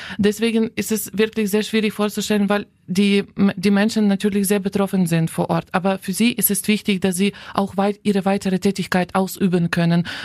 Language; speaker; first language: German; non-native, fluent; Ukrainian